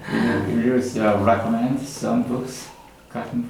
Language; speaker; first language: English; non-native, learner; Korean